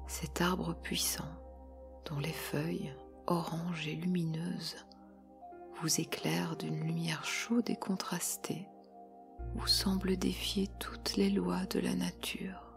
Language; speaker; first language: French; native; French